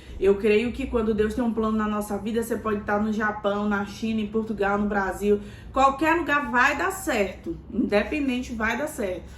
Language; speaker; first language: Portuguese; native; Portuguese